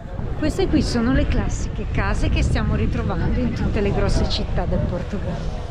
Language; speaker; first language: Italian; native; Italian